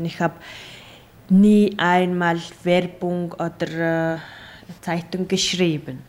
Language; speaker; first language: German; non-native, learner; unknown